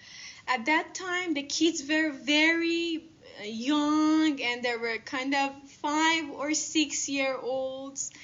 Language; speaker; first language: English; non-native, fluent; Persian